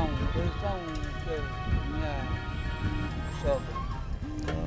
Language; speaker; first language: Portuguese; non-native, local second language; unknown